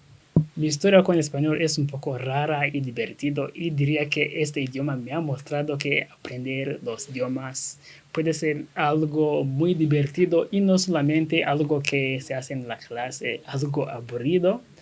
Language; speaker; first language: Spanish; non-native, learner; Kinyarwanda